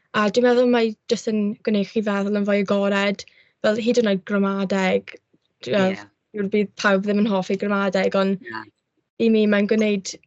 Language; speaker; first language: Welsh; non-native, local second language; English